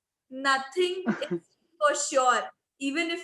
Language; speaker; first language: English; non-native, local second language; Hindi